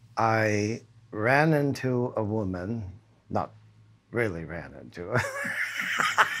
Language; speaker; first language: English; native; English